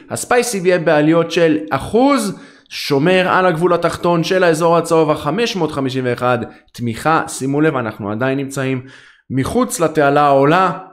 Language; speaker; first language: Hebrew; native; Hebrew